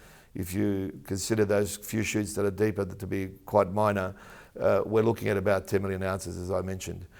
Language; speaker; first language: English; native; English